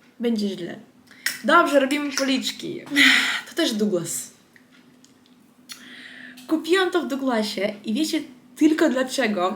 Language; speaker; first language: Polish; non-native, fluent; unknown